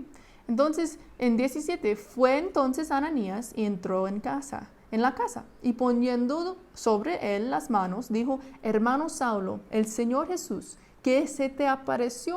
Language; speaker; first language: Spanish; non-native, fluent; English